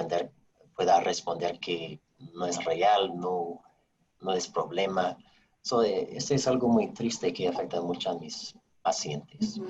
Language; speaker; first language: Spanish; non-native, fluent; English